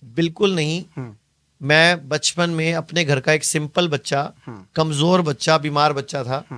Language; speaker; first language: Hindi; native; Hindi